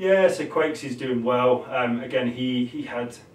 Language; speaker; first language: English; native; English